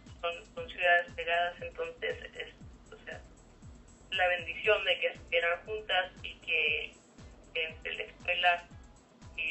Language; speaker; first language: Spanish; early bilingual, heritage; Spanish